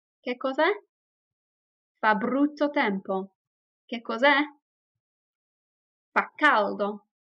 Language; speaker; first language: Italian; non-native, fluent; English